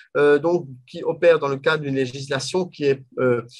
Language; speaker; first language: French; native; French